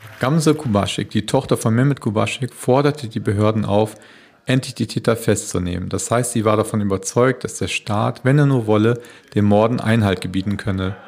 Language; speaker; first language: German; native; German